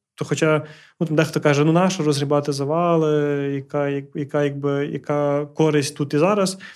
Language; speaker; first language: Ukrainian; early bilingual, heritage; Ukrainian